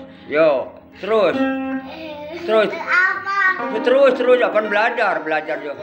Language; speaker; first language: Indonesian; non-native, local second language; Sundanese